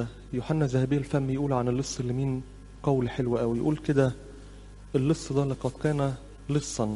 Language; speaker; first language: Arabic; native; Arabic